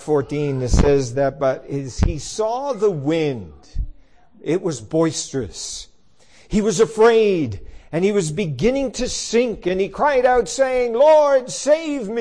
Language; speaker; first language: English; native; English